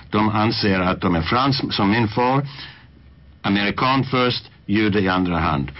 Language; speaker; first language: Swedish; non-native, fluent; English